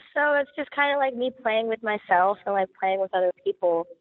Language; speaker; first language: English; native; English